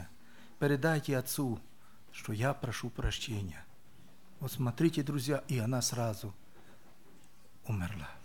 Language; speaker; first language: Russian; non-native, local second language; Romany